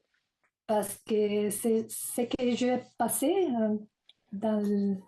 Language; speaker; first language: French; non-native, fluent; Italian